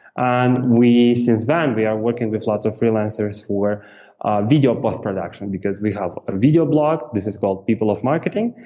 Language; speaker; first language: English; non-native, fluent; Romanian